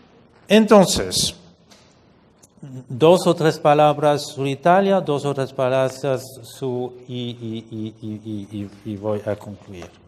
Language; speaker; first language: Spanish; non-native, fluent; French